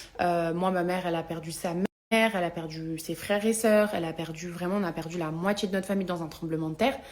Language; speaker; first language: French; native; French